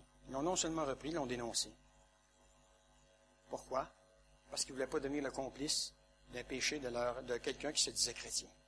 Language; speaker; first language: French; native; French